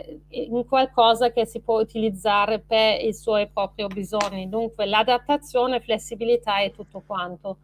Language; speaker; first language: Italian; non-native, fluent; French